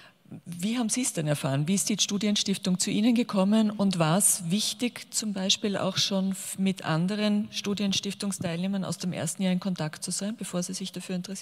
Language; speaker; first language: German; native; German